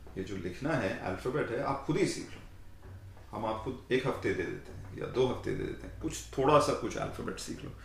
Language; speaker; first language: Hindi; native; Hindi